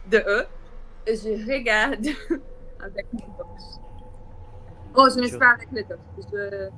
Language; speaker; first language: French; non-native, learner; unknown